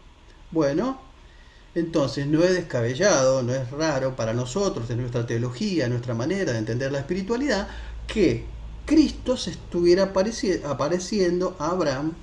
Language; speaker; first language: Spanish; native; Spanish